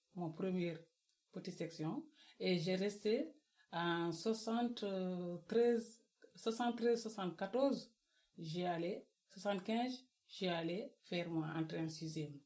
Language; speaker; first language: French; non-native, local second language; Wolof